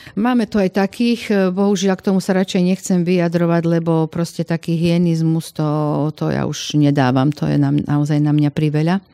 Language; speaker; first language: Slovak; native; Slovak